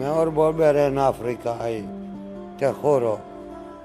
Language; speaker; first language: Spanish; non-native, learner; Arabic